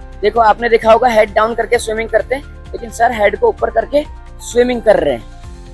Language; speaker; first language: Hindi; native; Hindi